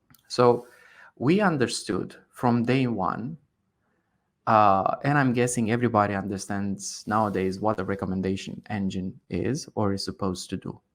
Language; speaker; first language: English; non-native, fluent; Romanian